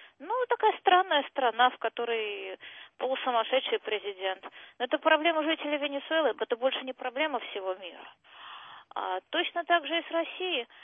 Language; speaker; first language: Russian; native; Russian